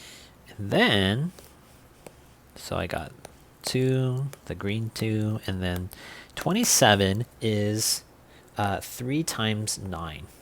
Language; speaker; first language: English; native; English